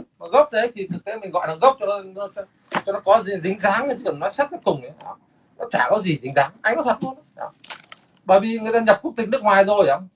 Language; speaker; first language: Vietnamese; native; Vietnamese